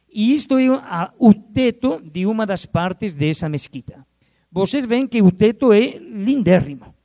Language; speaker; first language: Portuguese; non-native, fluent; Spanish